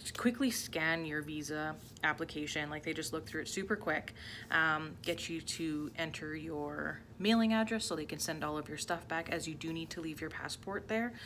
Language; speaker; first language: English; native; English